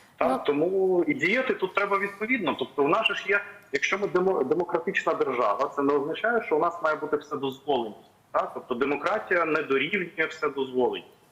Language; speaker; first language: Ukrainian; native; Ukrainian